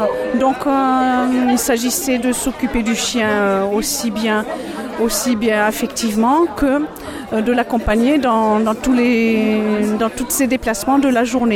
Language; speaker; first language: French; native; French